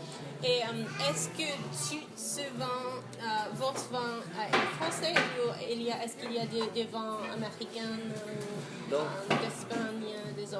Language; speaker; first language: French; non-native, learner; English